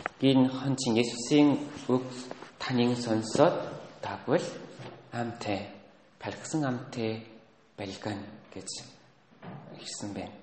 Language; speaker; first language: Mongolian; non-native, fluent; Korean